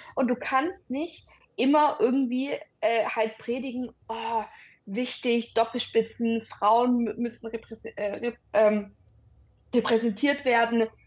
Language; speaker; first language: German; early bilingual, other home language; Italian